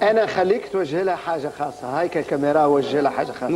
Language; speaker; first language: Arabic; native; Arabic